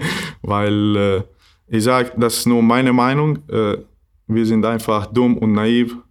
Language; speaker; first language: German; non-native, learner; Bosnian